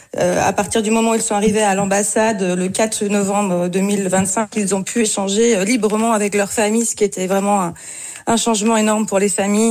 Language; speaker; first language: French; native; French